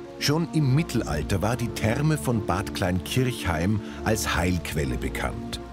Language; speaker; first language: German; native; German